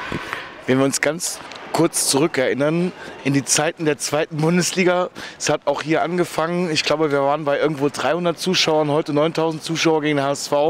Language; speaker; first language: German; native; German